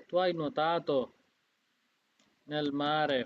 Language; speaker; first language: Italian; non-native, fluent; Bangla